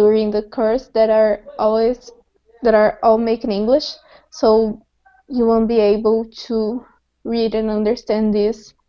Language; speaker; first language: English; non-native, fluent; Portuguese